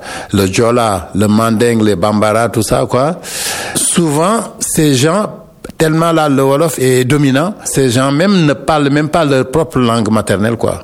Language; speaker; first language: French; non-native, local second language; Wolof